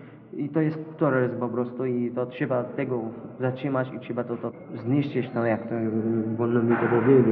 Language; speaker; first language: Polish; non-native, learner; Arabic